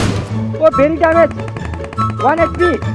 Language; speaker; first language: English; non-native, learner; Nepali